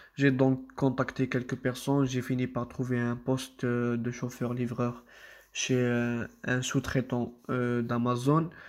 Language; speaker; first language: French; non-native, local second language; Arabic